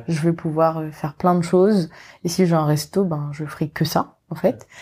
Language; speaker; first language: French; non-native, local second language; Morisyen